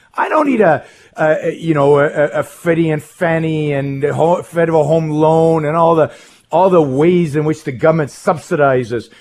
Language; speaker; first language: English; non-native, fluent; Hebrew